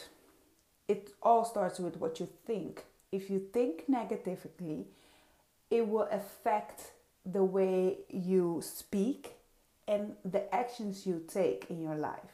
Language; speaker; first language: English; non-native, fluent; Dutch